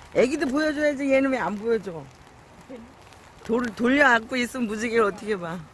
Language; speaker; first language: Korean; native; Korean